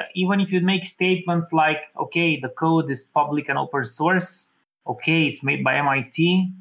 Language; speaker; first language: English; non-native, fluent; Romanian